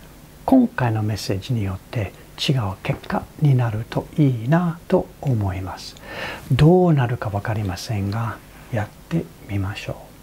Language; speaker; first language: Japanese; non-native, fluent; English